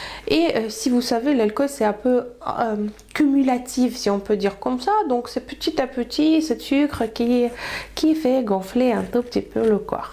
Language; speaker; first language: French; non-native, fluent; Russian